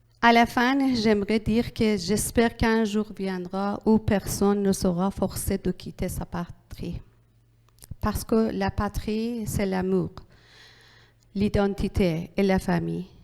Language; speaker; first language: French; non-native, learner; Persian